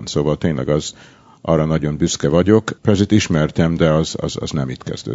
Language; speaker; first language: Hungarian; early bilingual, heritage; Hungarian